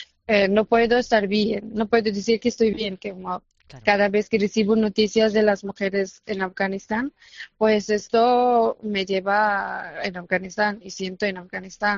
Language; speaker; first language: Spanish; non-native, fluent; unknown